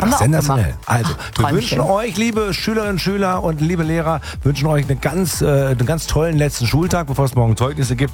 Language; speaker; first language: German; native; German